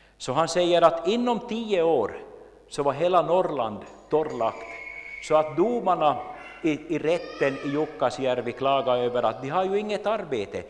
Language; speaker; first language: Swedish; native; Swedish